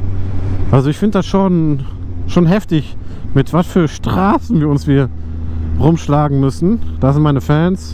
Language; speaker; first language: German; native; German